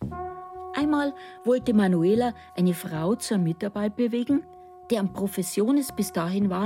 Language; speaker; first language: German; native; German